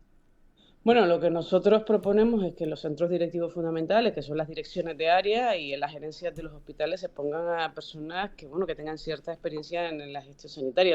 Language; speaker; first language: Spanish; native; Spanish